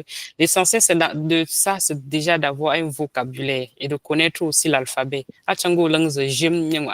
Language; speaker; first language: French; non-native, local second language; Ghomala